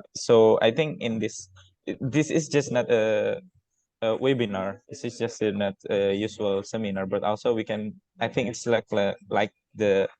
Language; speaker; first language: English; non-native, learner; Indonesian